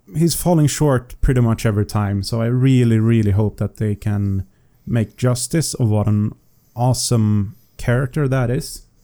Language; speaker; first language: English; non-native, fluent; Swedish